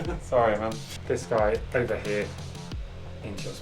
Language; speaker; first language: English; native; English